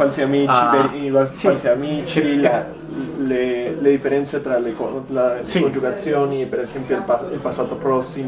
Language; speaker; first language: Italian; non-native, fluent; Spanish